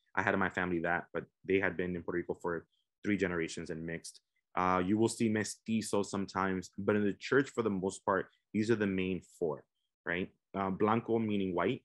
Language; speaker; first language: English; native; English